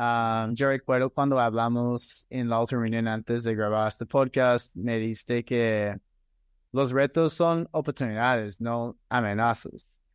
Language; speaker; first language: Spanish; non-native, fluent; English